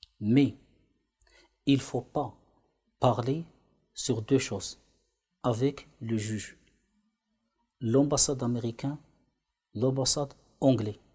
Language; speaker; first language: French; non-native, learner; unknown